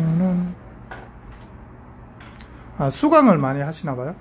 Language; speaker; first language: Korean; native; Korean